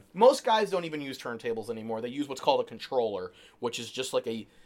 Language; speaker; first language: English; native; English